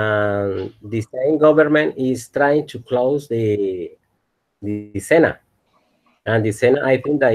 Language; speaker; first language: English; non-native, learner; Spanish